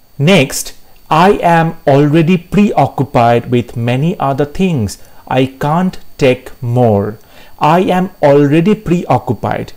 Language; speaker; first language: English; non-native, local second language; Bangla